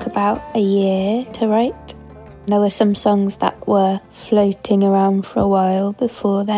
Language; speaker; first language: English; native; English